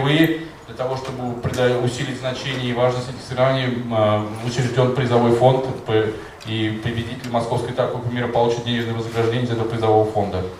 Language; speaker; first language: Russian; native; Russian